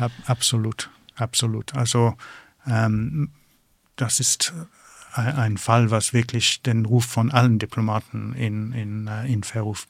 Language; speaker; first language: German; non-native, fluent; English